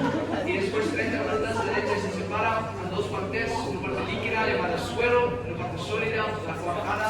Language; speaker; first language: Spanish; non-native, learner; Dutch